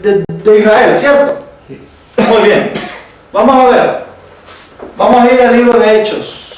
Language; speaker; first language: Spanish; native; Spanish